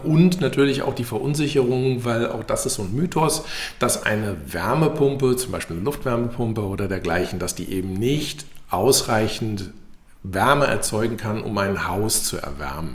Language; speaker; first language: German; native; German